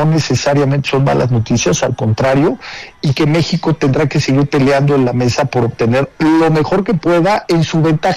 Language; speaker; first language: Spanish; native; Spanish